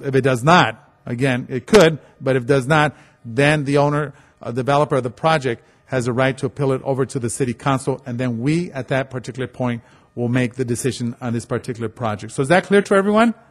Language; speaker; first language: English; early bilingual, other home language; Spanish